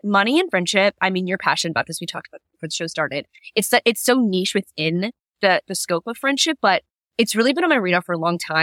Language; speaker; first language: English; native; English